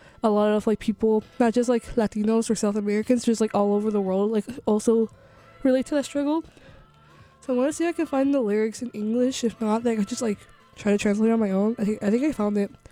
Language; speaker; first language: English; early bilingual, other home language; Spanish